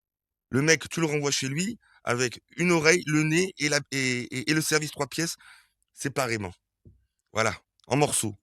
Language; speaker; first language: French; native; French